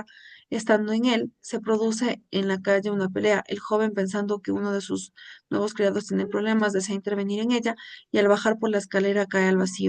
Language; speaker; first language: Spanish; native; Spanish